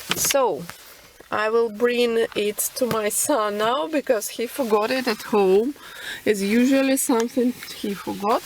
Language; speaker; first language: English; non-native, local second language; Russian